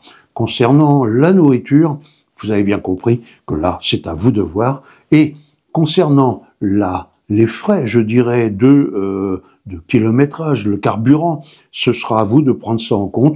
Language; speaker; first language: French; native; French